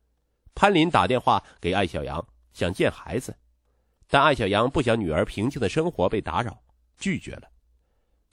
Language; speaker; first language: Chinese; native; Chinese